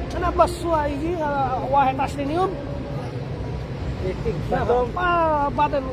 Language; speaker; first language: Arabic; non-native, learner; Bangla